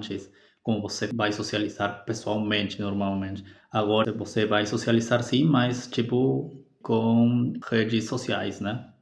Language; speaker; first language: Portuguese; non-native, fluent; Spanish